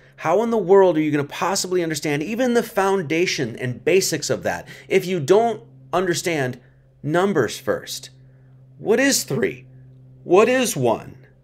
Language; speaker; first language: English; native; English